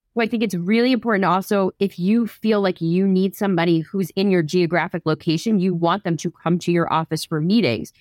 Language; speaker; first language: English; native; English